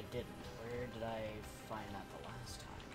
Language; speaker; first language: English; native; English